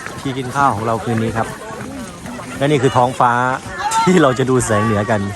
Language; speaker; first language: Thai; native; Thai